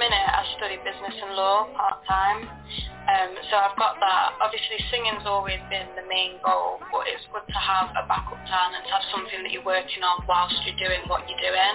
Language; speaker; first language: English; native; English